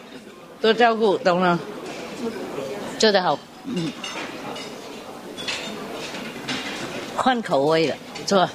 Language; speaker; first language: Chinese; non-native, fluent; Vietnamese